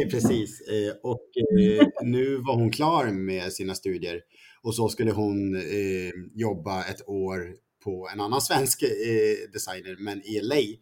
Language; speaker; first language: Swedish; early bilingual, other home language; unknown